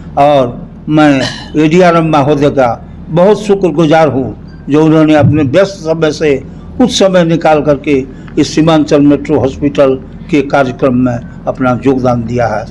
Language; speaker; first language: Hindi; non-native, local second language; Maithili